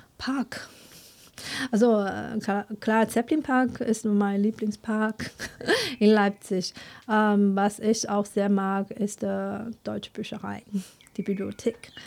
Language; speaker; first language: German; non-native, fluent; Chinese